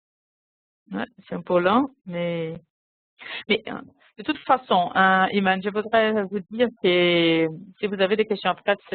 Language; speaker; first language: French; non-native, fluent; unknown